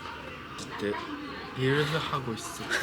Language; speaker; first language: Korean; non-native, learner; Japanese